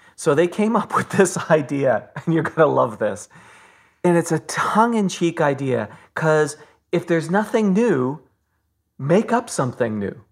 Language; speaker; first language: English; native; English